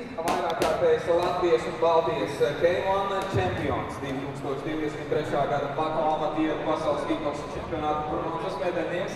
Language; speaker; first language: Latvian; native; Latvian